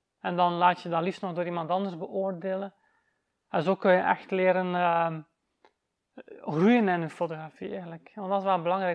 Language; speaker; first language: Dutch; native; Dutch